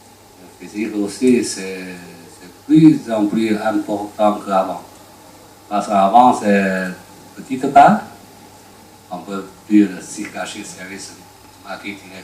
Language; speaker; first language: French; non-native, learner; Chinese